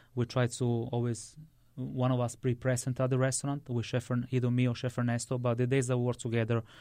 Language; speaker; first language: English; non-native, fluent; Italian